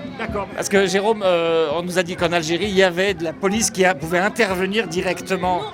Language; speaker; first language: French; native; French